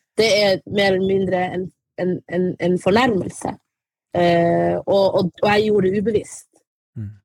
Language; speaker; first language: Norwegian; early bilingual, other home language; Arabic